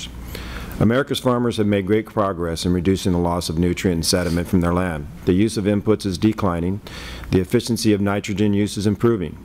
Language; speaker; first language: English; native; English